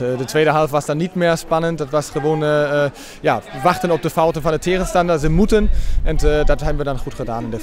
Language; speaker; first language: Dutch; non-native, fluent; German